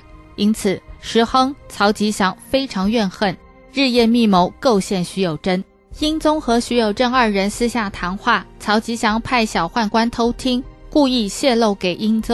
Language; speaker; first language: Chinese; native; Chinese